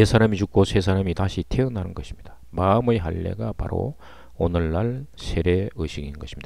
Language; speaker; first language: Korean; native; Korean